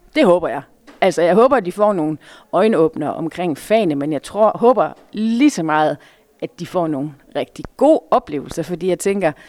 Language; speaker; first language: Danish; native; Danish